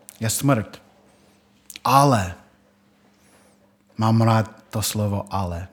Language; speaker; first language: Czech; non-native, fluent; English